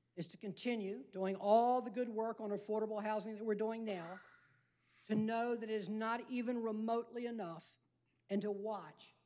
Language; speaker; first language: English; native; English